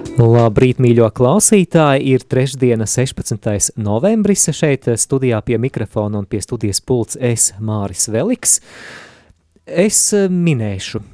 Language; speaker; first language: Latvian; native; Latvian